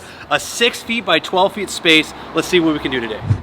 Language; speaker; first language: English; native; English